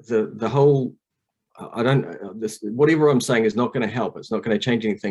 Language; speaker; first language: English; native; English